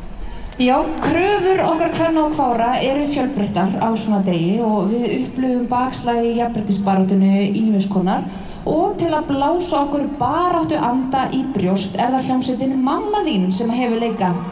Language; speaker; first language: Icelandic; native; Icelandic